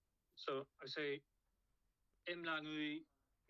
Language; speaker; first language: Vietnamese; non-native, learner; English